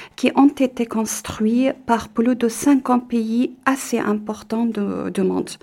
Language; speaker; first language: French; non-native, fluent; Persian